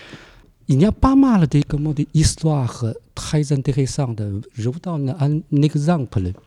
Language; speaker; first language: French; non-native, fluent; Chinese